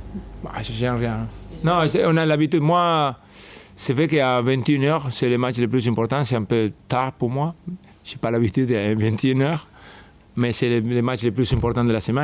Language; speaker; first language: French; non-native, fluent; Spanish